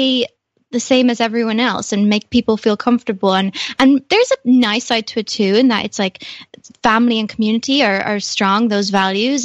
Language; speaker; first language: English; native; English